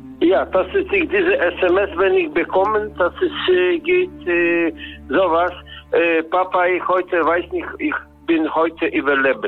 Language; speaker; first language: German; non-native, learner; Polish